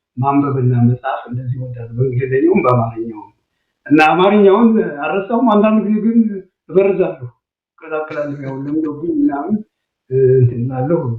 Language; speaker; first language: Amharic; native; Amharic